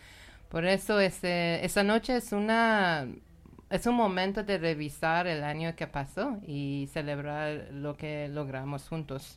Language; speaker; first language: Spanish; non-native, learner; Persian